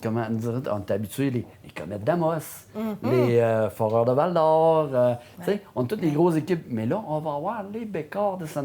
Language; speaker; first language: French; native; French